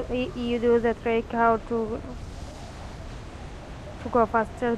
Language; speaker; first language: English; non-native, learner; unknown